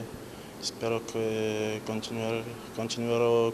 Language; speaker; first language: Italian; non-native, fluent; French